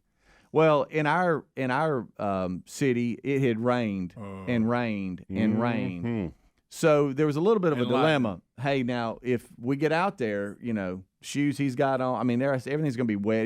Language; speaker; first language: English; native; English